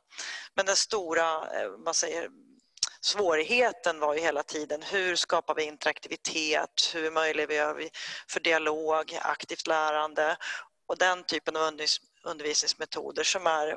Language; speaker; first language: Swedish; native; Swedish